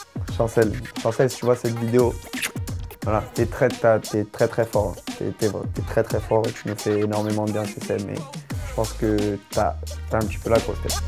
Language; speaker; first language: French; native; French